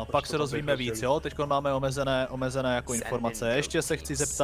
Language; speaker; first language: Czech; native; Czech